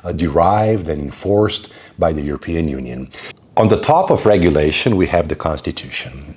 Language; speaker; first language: English; non-native, fluent; Slovenian